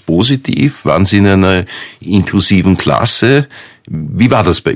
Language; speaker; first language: German; native; German